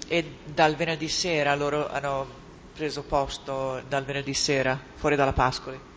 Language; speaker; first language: Italian; native; Italian